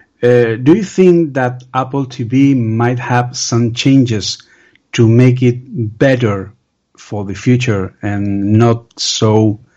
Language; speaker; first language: English; non-native, learner; Spanish